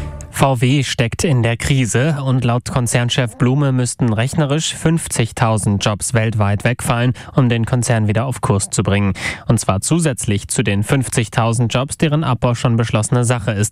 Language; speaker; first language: German; native; German